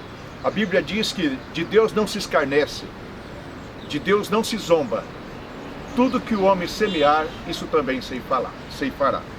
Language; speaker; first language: Portuguese; native; Portuguese